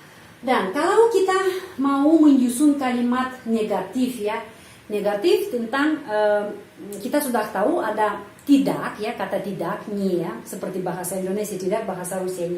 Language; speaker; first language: Indonesian; non-native, fluent; Russian